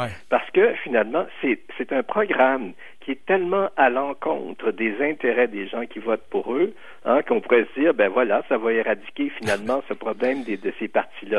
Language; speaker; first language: French; native; French